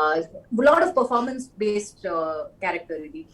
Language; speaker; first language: Telugu; non-native, local second language; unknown